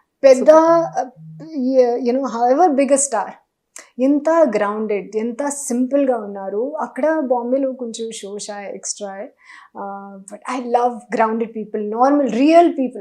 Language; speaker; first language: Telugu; non-native, fluent; Hindi